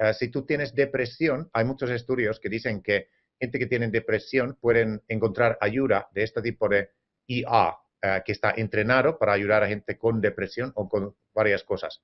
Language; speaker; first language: Spanish; non-native, fluent; Finnish